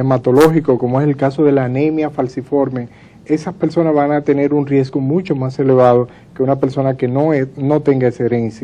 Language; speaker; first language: Spanish; native; Spanish